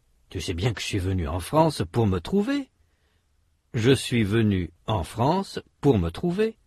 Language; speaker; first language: French; native; French